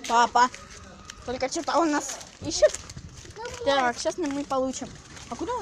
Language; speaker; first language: Russian; native; Russian